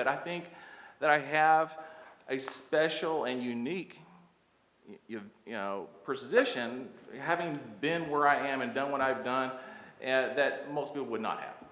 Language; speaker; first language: English; native; English